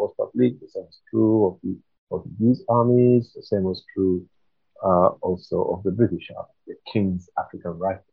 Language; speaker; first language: English; non-native, local second language; Swahili